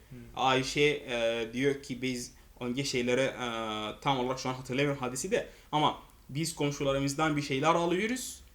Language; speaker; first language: Turkish; non-native, fluent; Arabic